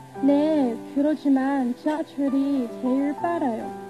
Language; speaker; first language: Korean; non-native, learner; Chinese